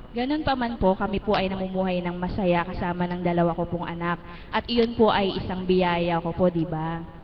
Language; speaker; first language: Filipino; native; Filipino